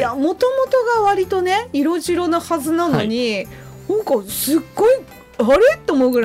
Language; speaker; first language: Japanese; native; Japanese